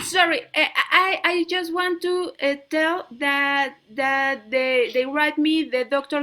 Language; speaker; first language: English; non-native, learner; Spanish